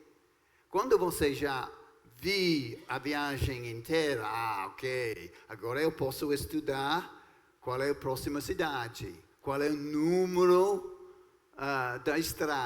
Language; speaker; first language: Portuguese; non-native, fluent; English